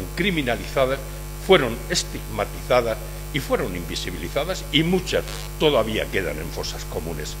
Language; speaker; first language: Spanish; native; Spanish